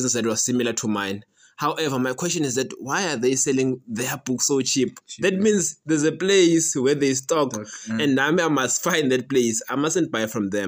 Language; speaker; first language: English; non-native, local second language; Swati